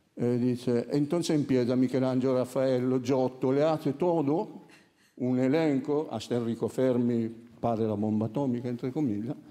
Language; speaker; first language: Spanish; non-native, fluent; Italian